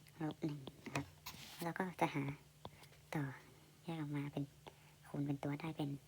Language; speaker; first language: Thai; native; Thai